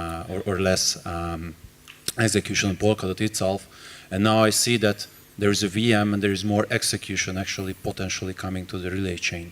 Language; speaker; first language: English; non-native, fluent; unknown